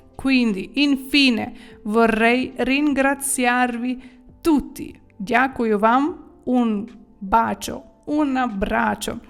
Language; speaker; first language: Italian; non-native, fluent; Ukrainian